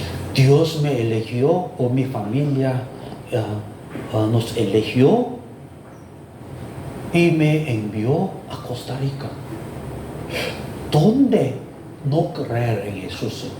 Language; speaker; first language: Spanish; non-native, fluent; Korean